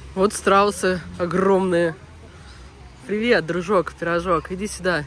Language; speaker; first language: Russian; native; Russian